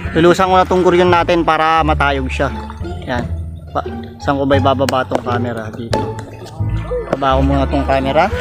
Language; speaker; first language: Filipino; non-native, local second language; Iloko